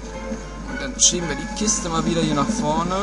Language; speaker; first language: German; native; German